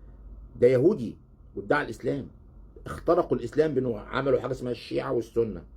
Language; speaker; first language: Arabic; native; Arabic